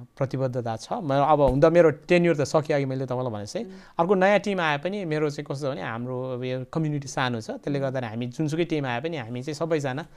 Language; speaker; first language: Nepali; non-native, local second language; Eastern Tamang